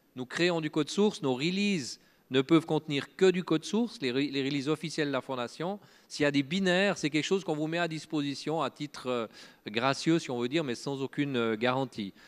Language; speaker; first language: French; native; French